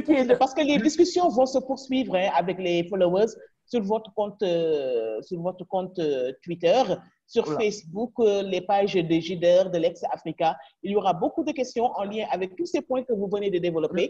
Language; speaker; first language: French; non-native, local second language; Wolof